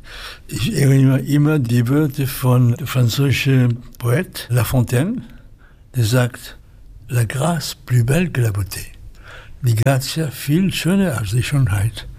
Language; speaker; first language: German; non-native, fluent; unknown